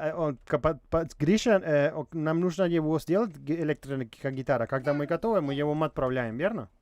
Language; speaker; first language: Russian; non-native, learner; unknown